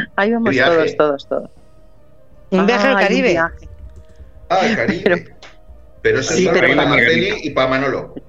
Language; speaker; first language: Spanish; native; Spanish